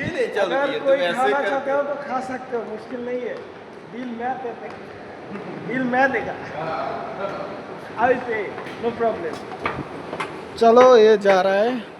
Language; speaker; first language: Hindi; non-native, learner; Bangla